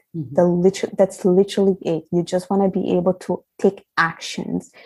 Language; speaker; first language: English; non-native, fluent; Italian